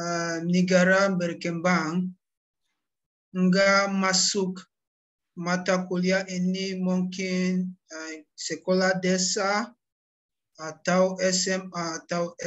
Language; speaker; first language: Indonesian; non-native, learner; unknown